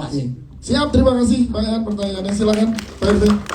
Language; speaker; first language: Indonesian; native; Indonesian